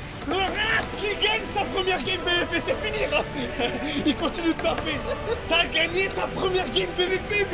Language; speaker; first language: French; native; French